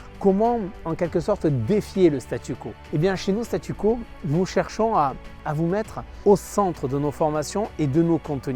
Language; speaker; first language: French; native; French